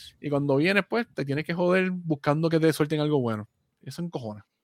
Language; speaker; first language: Spanish; native; Spanish